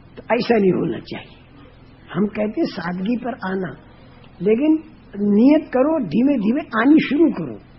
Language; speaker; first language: Urdu; non-native, local second language; Gujarati